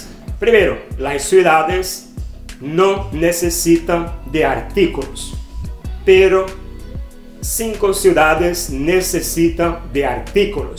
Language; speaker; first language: Spanish; non-native, fluent; Portuguese